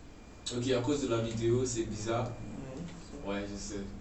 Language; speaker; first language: French; non-native, fluent; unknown